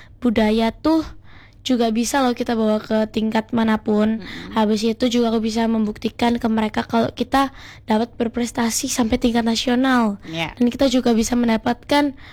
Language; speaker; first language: Indonesian; native; Indonesian